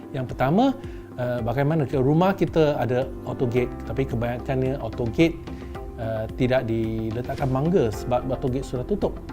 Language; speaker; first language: Malay; non-native, local second language; Chinese